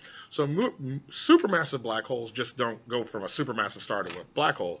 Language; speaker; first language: English; native; English